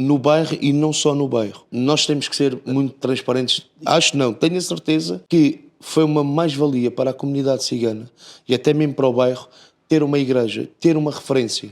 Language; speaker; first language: Portuguese; native; Portuguese